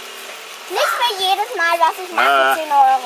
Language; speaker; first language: German; early bilingual, other home language; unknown